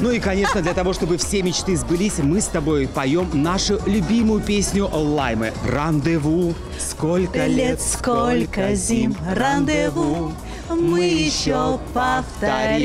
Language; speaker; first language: Russian; native; Russian